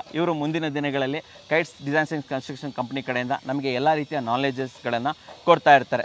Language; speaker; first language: Kannada; native; Kannada